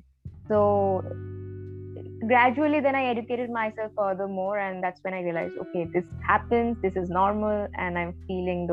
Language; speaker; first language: English; non-native, local second language; Bangla